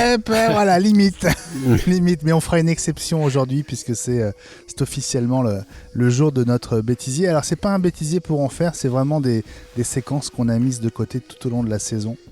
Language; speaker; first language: French; native; French